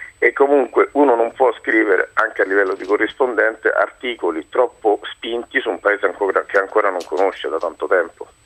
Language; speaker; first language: Italian; non-native, fluent; Japanese